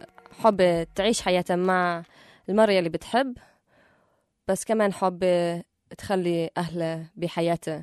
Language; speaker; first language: Arabic; native; Arabic